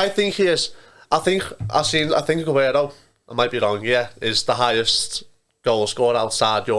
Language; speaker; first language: English; native; English